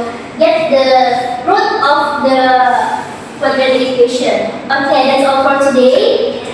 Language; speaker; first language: English; non-native, learner; Indonesian